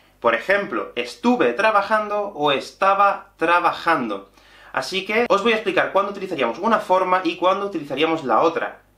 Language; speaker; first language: Spanish; native; Spanish